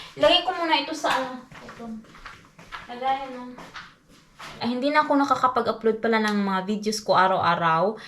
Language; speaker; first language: Filipino; non-native, local second language; Cebuano